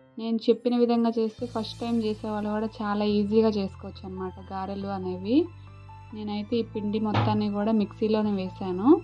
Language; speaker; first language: Telugu; native; Telugu